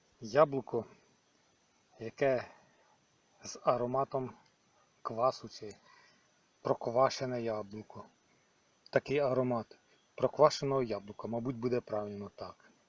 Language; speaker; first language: Ukrainian; native; Ukrainian